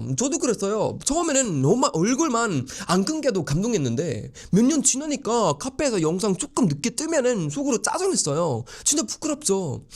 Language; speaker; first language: Korean; non-native, fluent; Swedish